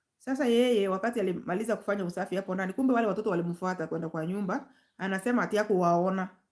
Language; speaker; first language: Swahili; non-native, local second language; Gusii